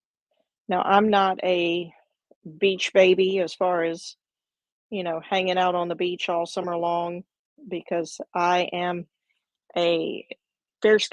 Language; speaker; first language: English; native; English